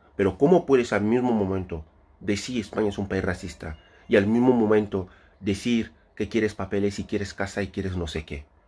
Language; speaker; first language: Spanish; non-native, fluent; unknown